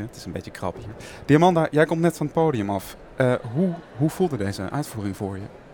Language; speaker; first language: Dutch; native; Dutch